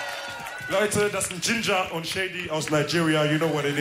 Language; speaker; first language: German; early bilingual, other home language; Wolof